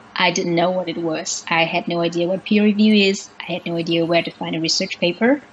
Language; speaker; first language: English; non-native, fluent; Vietnamese